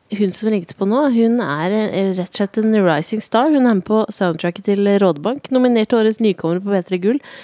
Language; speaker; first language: Norwegian; native; Norwegian